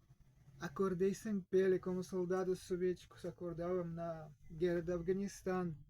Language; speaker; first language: Portuguese; non-native, fluent; Russian